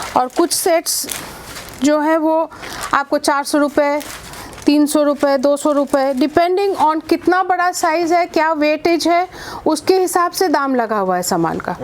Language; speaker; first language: Hindi; native; Hindi